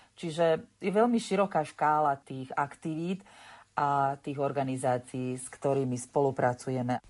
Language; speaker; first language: Slovak; native; Slovak